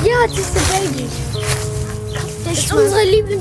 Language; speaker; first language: German; early bilingual, other home language; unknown